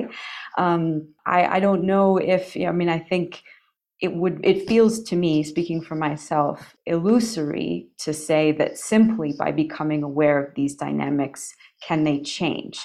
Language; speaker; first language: English; native; English